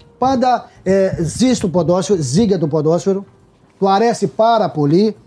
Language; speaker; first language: Greek; non-native, fluent; Portuguese